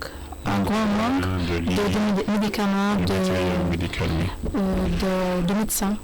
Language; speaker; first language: French; non-native, learner; Arabic